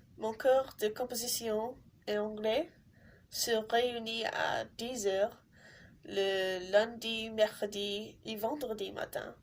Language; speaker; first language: French; non-native, learner; English